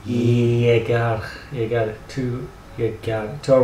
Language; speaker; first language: Spanish; non-native, learner; English